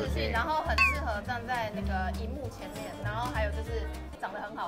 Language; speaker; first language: Chinese; native; Chinese